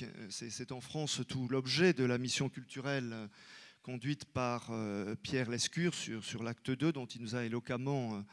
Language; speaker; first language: French; native; French